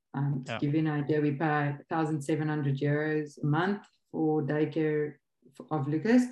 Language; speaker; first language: English; non-native, local second language; Afrikaans